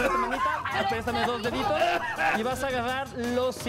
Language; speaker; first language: Spanish; native; Spanish